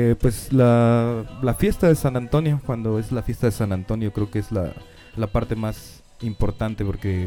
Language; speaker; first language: Spanish; native; Spanish